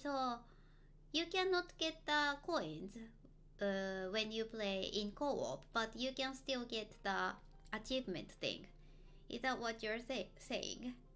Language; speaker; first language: English; non-native, fluent; Japanese